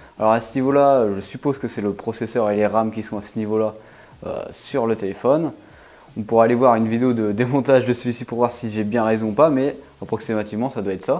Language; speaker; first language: French; native; French